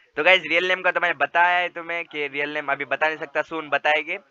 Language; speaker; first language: Hindi; non-native, local second language; Marathi